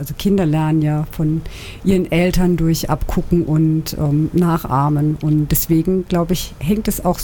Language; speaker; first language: German; native; German